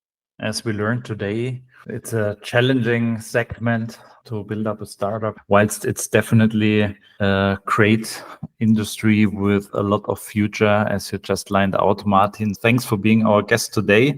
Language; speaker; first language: English; non-native, fluent; German